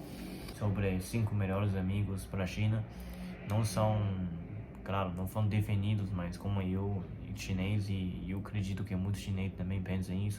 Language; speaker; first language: Portuguese; non-native, fluent; Chinese